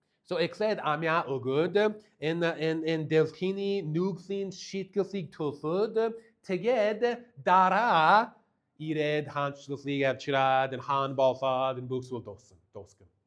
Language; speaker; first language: Mongolian; non-native, fluent; English